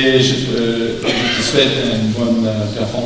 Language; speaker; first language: French; non-native, learner; German